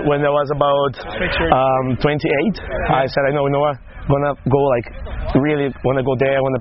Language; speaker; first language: English; non-native, fluent; Portuguese